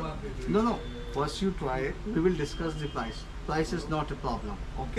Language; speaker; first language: English; non-native, local second language; Hindi